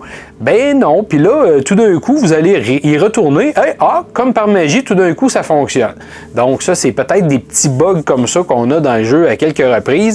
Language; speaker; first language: French; native; French